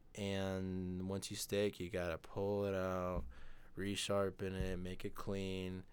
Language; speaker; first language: English; non-native, fluent; Spanish